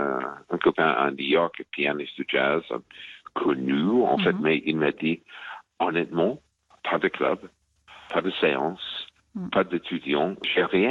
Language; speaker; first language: French; non-native, fluent; English